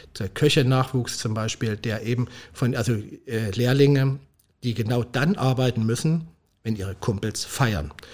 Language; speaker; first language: German; native; German